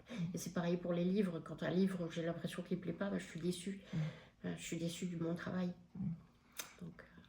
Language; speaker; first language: French; native; French